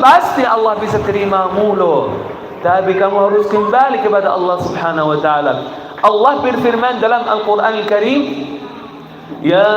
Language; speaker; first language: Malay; non-native, fluent; Arabic